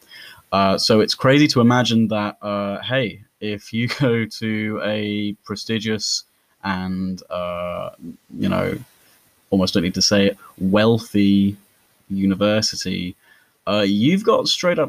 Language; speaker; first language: English; native; English